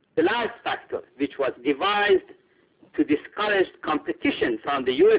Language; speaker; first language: English; non-native, fluent; Persian